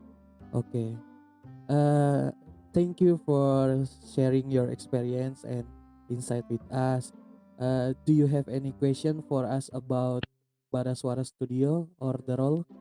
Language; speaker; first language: English; non-native, learner; Indonesian